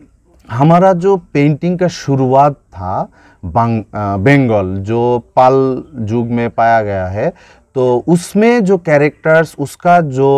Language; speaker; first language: Hindi; non-native, fluent; Bangla